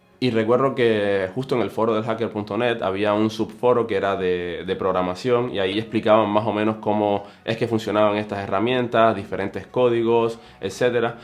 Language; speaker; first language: Spanish; native; Spanish